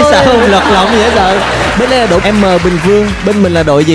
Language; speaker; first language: Vietnamese; native; Vietnamese